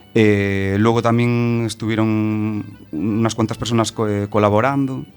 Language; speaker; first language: Spanish; native; Spanish